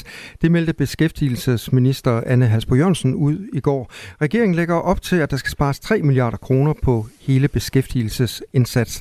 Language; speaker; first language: Danish; native; Danish